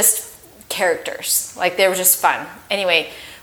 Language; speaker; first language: English; native; English